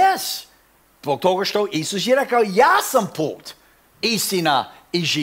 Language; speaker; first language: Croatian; non-native, fluent; English